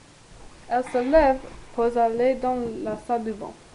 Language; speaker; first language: French; non-native, learner; English